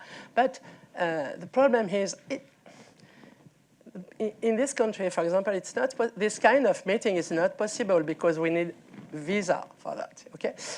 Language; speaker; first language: English; non-native, learner; French